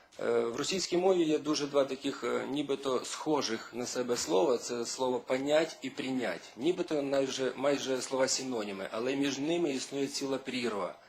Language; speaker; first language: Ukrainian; native; Ukrainian